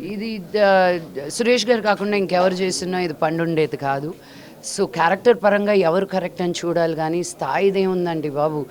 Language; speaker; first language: Telugu; native; Telugu